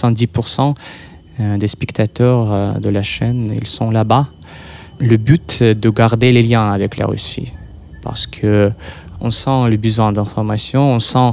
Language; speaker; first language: French; non-native, fluent; Russian